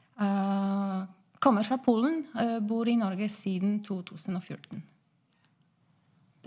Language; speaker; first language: Norwegian; non-native, fluent; Polish